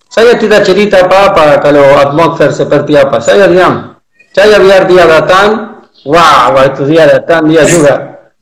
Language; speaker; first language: Indonesian; non-native, fluent; Spanish